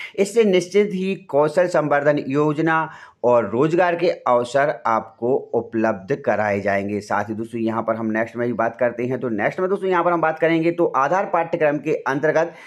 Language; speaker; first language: Hindi; native; Hindi